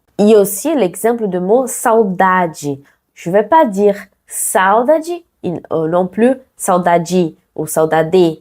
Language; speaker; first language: French; non-native, fluent; Portuguese